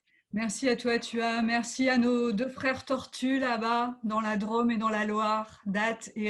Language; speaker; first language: French; native; French